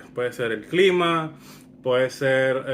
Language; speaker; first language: Spanish; early bilingual, other home language; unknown